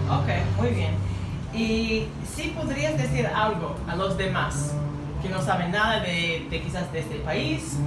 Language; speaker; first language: Spanish; non-native, learner; English